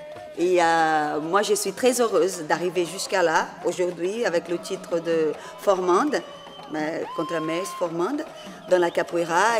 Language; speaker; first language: French; non-native, fluent; Portuguese